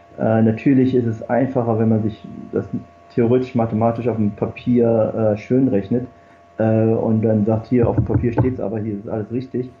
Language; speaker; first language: German; early bilingual, other home language; Korean